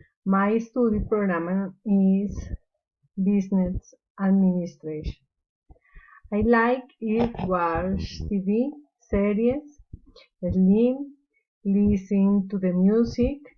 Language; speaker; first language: English; non-native, learner; Spanish